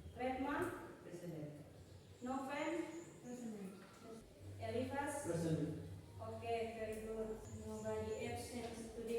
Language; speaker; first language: English; non-native, local second language; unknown